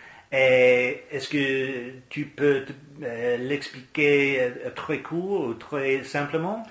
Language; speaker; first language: French; non-native, learner; English